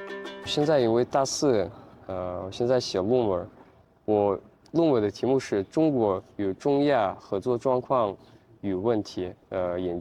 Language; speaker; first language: Chinese; early bilingual, heritage; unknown